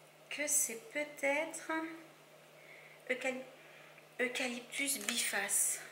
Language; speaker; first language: French; native; French